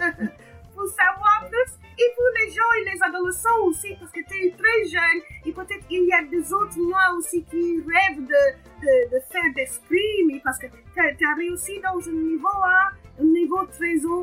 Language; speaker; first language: French; non-native, learner; English